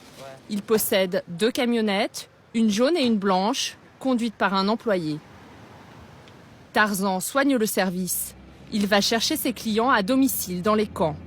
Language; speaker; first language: French; native; French